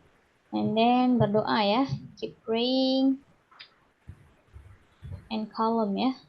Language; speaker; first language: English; non-native, learner; Indonesian